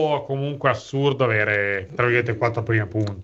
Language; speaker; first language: Italian; native; Italian